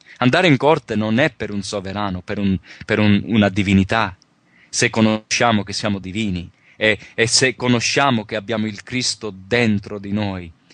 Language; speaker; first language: Italian; early bilingual, heritage; Italian